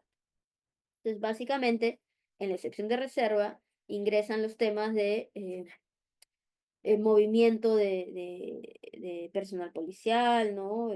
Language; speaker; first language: Spanish; native; Spanish